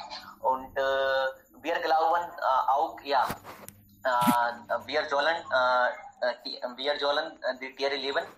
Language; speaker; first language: German; non-native, learner; Hindi